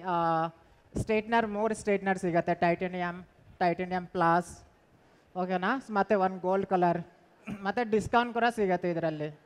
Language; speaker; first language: Kannada; non-native, local second language; Hindi